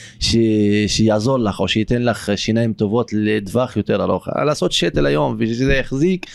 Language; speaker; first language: Hebrew; non-native, local second language; Arabic